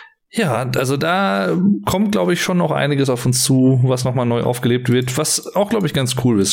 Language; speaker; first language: German; native; German